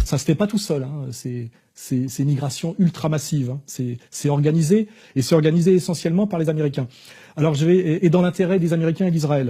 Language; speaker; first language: French; native; French